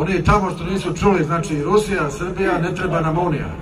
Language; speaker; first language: Bosnian; native; Bosnian